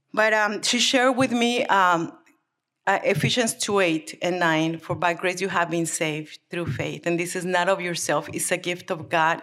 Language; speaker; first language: English; early bilingual, other home language; Spanish